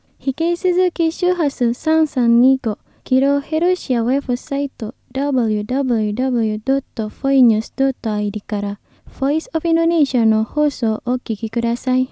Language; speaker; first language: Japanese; non-native, fluent; Indonesian